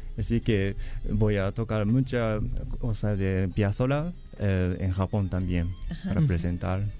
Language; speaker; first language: Spanish; non-native, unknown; Japanese